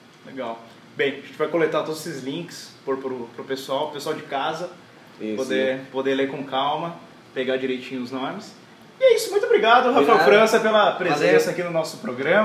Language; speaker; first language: Portuguese; native; Portuguese